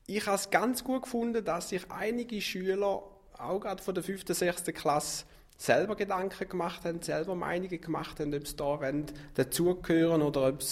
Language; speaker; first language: German; native; German